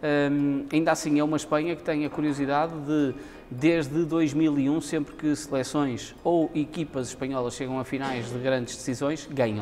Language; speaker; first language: Portuguese; native; Portuguese